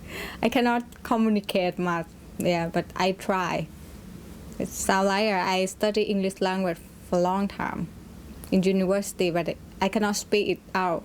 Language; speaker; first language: English; non-native, learner; Thai